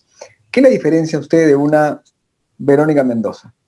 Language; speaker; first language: Spanish; native; Spanish